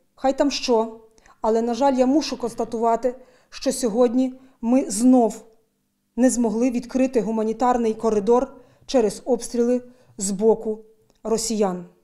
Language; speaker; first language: Ukrainian; native; Ukrainian